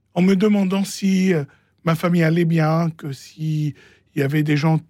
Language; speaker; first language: French; non-native, local second language; Arabic